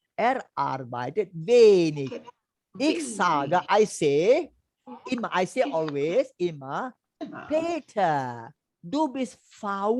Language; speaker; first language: German; non-native, learner; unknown